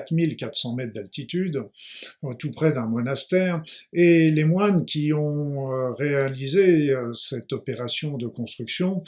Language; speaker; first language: French; native; French